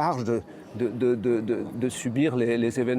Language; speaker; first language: French; native; French